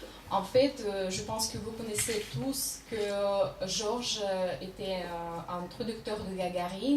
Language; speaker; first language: French; non-native, fluent; Russian